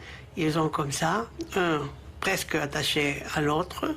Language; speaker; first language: French; non-native, fluent; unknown